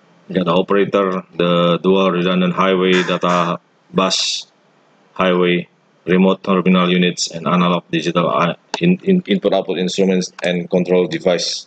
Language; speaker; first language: English; non-native, fluent; Indonesian